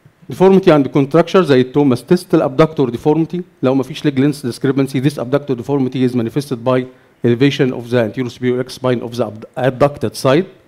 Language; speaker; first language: English; non-native, fluent; Arabic